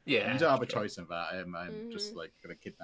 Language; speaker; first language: English; native; English